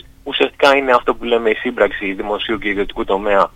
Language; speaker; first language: Greek; native; Greek